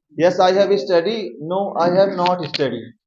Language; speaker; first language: English; non-native, learner; Hindi